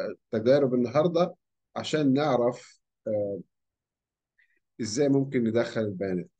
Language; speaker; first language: Arabic; native; Arabic